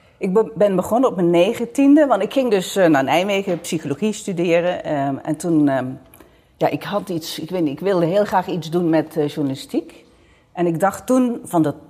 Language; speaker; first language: Dutch; native; Dutch